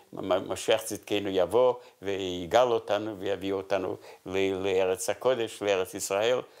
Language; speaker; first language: Hebrew; non-native, fluent; Yiddish